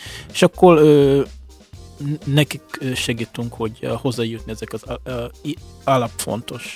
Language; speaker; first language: Hungarian; non-native, fluent; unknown